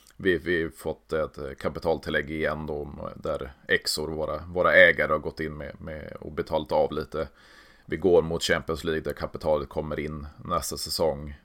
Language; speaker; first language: Swedish; native; Swedish